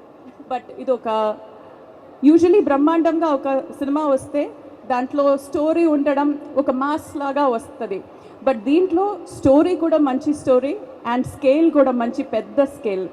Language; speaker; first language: Telugu; non-native, fluent; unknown